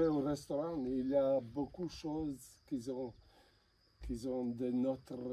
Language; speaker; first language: French; non-native, learner; Bosnian